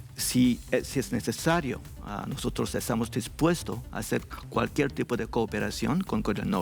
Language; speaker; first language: Spanish; non-native, learner; Korean